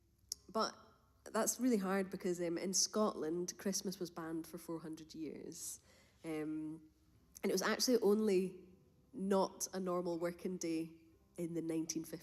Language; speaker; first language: English; native; English